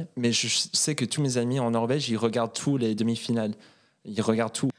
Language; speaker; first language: French; non-native, fluent; Norwegian